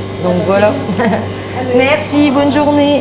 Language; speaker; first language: French; native; French